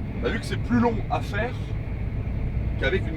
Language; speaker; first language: French; native; French